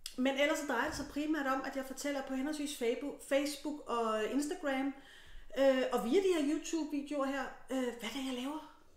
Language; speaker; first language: Danish; native; Danish